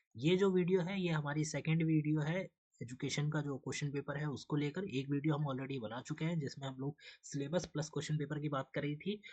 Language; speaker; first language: Hindi; native; Hindi